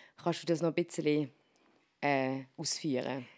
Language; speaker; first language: German; native; German